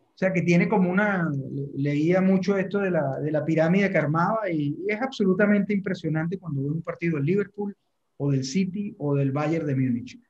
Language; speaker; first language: Spanish; native; Spanish